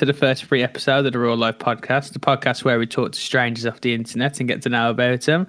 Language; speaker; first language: English; native; English